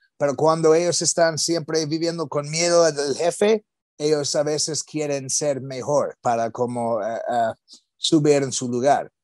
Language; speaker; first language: Spanish; non-native, learner; English